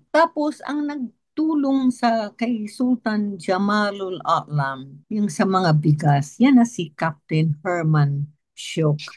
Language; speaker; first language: Filipino; non-native, local second language; Tausug